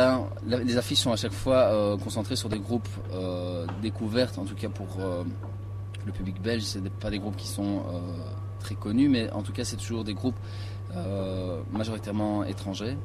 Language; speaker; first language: French; native; French